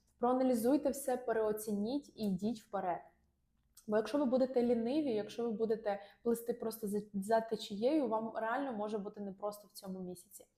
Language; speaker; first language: Ukrainian; non-native, local second language; Russian